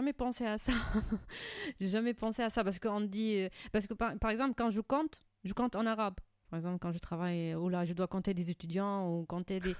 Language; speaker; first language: French; non-native, fluent; Arabic